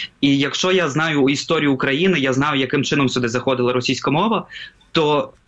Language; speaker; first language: Ukrainian; non-native, local second language; Russian